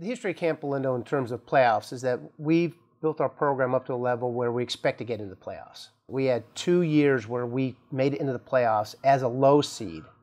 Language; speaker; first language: English; native; English